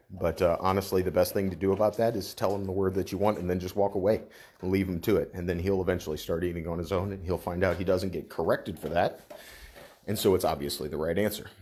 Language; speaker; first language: English; native; English